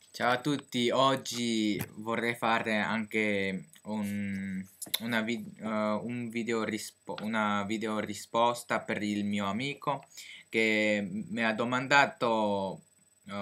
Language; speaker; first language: Italian; non-native, fluent; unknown